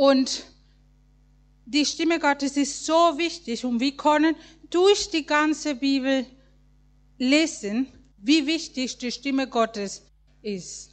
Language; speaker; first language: German; non-native, fluent; Spanish